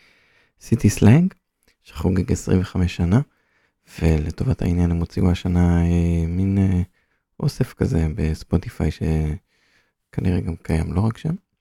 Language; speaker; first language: Hebrew; native; Hebrew